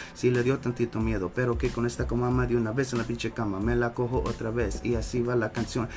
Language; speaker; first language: Spanish; early bilingual, heritage; Spanish